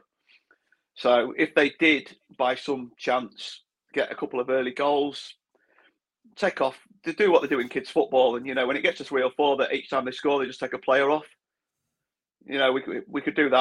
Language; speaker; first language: English; native; English